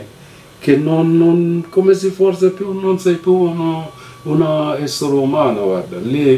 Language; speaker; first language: Italian; non-native, fluent; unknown